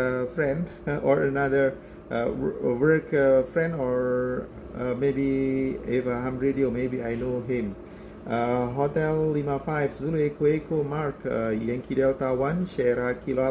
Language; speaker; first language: English; non-native, learner; Indonesian